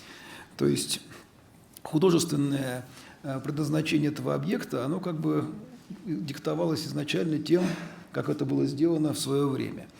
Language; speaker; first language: Russian; native; Russian